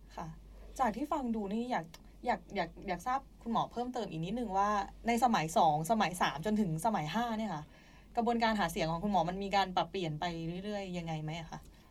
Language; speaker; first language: Thai; native; Thai